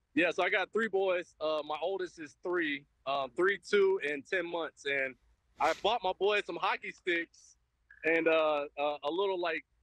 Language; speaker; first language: English; native; English